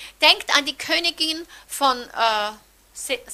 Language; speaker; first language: German; native; German